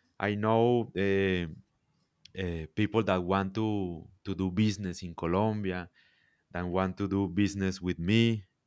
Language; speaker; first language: English; non-native, learner; Spanish